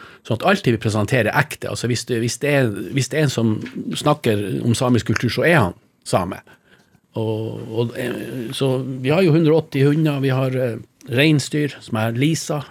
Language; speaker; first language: Norwegian; native; Norwegian